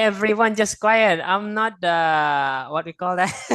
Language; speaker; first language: English; non-native, fluent; Indonesian